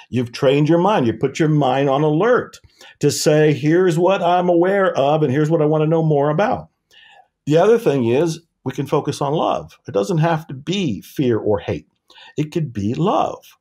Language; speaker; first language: English; native; English